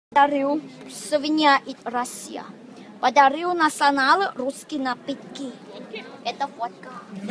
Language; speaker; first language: Russian; non-native, learner; Thai